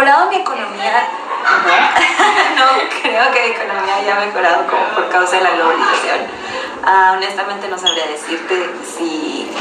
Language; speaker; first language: Spanish; native; Spanish